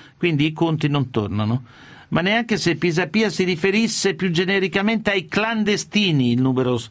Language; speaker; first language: Italian; native; Italian